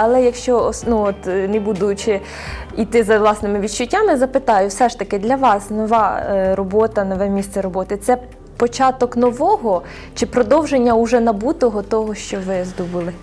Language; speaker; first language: Ukrainian; native; Ukrainian